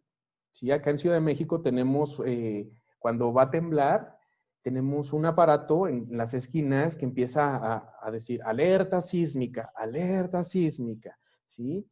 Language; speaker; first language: Spanish; native; Spanish